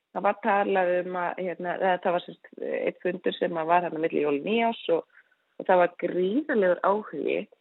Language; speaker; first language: Icelandic; native; Icelandic